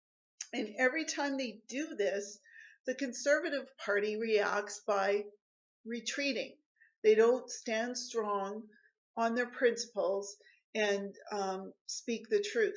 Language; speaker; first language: English; native; English